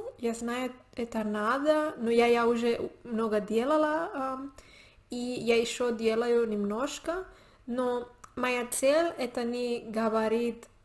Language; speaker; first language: Russian; non-native, learner; Spanish